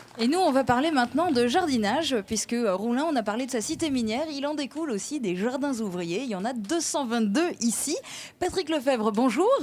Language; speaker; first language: French; native; French